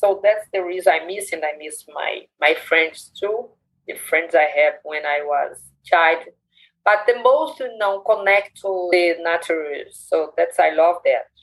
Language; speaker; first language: English; non-native, learner; Portuguese